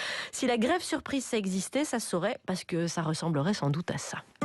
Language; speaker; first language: French; native; French